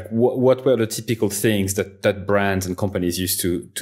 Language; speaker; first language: English; non-native, fluent; French